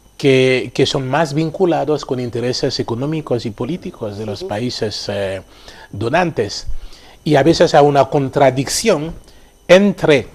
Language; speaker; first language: Spanish; non-native, fluent; Haitian Creole